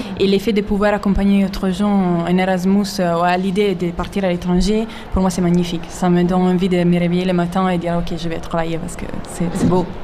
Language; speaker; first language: French; non-native, fluent; Italian